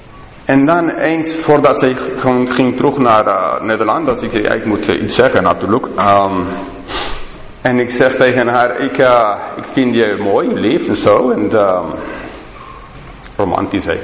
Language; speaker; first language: Dutch; non-native, fluent; English